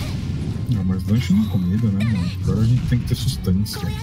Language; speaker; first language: Portuguese; native; Portuguese